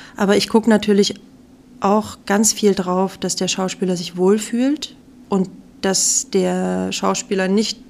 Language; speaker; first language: German; native; German